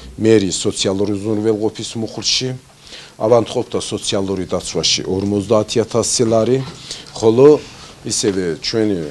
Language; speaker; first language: Georgian; non-native, local second language; Azerbaijani